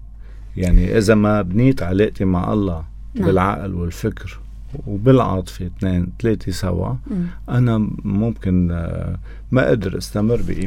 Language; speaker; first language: Arabic; native; Arabic